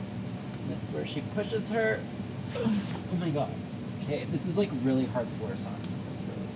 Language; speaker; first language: English; native; English